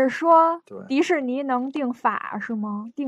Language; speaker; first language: Chinese; native; Chinese